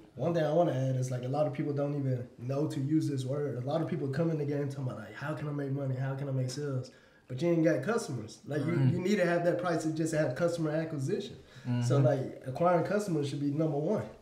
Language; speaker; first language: English; native; English